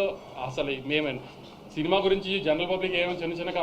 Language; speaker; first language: Telugu; native; Telugu